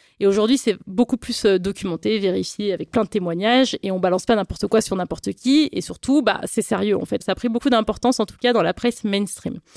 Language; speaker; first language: French; native; French